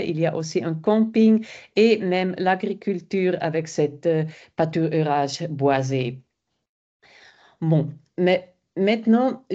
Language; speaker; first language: French; non-native, fluent; German